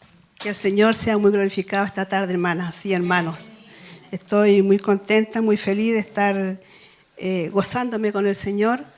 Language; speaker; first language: Spanish; native; Spanish